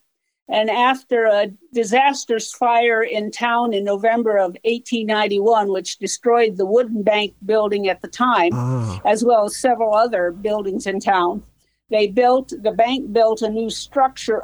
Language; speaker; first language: English; native; English